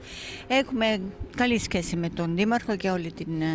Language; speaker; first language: Greek; non-native, fluent; Italian